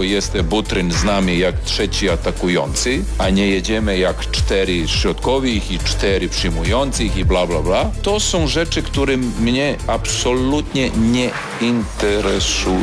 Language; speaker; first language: Polish; non-native, fluent; Serbian